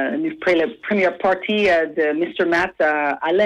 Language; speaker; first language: French; non-native, fluent; English